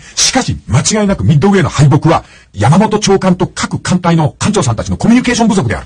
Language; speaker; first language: Japanese; native; Japanese